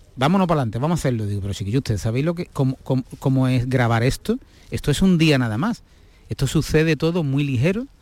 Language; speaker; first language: Spanish; native; Spanish